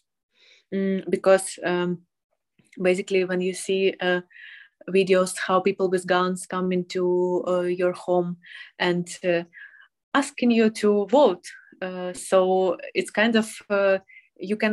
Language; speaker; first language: English; non-native, fluent; Ukrainian